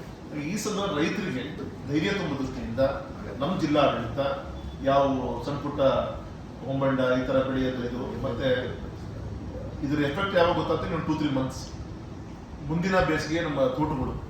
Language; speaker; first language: Kannada; native; Kannada